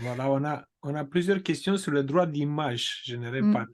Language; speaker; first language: French; non-native, fluent; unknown